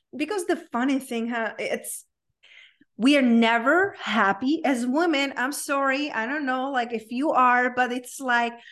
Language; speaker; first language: English; non-native, fluent; Czech